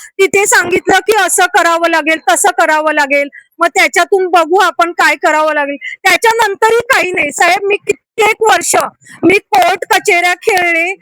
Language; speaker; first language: Marathi; native; Marathi